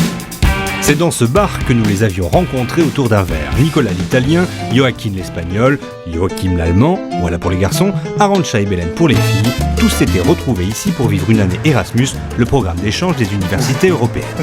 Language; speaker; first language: French; native; French